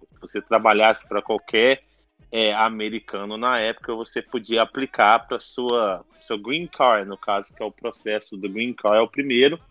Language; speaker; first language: Portuguese; native; Portuguese